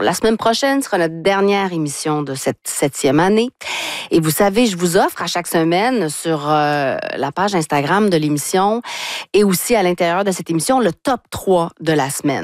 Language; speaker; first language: French; native; French